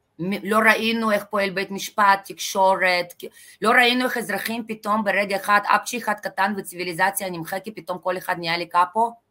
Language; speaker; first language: Hebrew; non-native, fluent; Russian